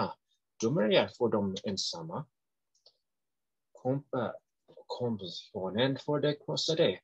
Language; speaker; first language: Swedish; non-native, learner; English